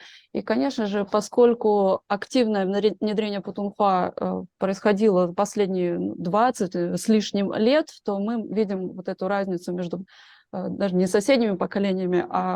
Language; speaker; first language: Russian; native; Russian